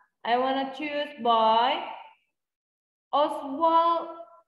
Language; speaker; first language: English; non-native, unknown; Indonesian